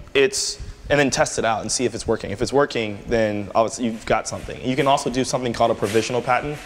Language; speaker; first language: English; native; English